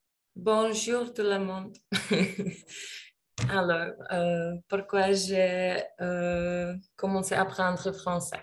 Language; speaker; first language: French; non-native, learner; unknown